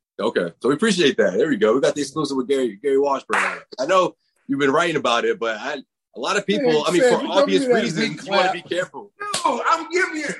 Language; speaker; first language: English; native; English